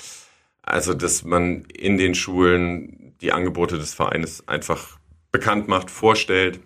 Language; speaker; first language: German; native; German